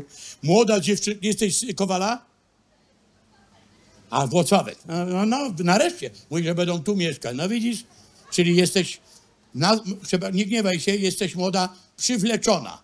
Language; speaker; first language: Polish; native; Polish